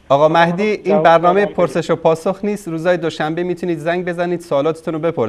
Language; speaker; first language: Persian; native; Persian